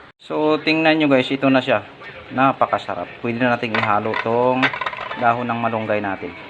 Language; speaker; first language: Filipino; non-native, local second language; Hiligaynon